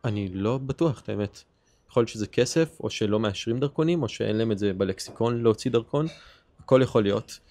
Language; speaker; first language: Hebrew; early bilingual, heritage; Hebrew